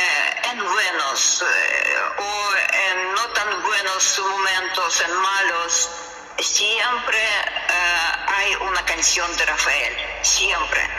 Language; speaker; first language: Spanish; non-native, learner; Russian